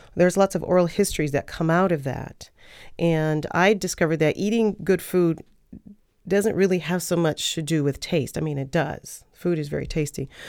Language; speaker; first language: English; native; English